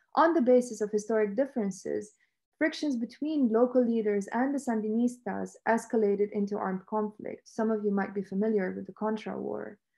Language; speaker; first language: English; non-native, fluent; Romanian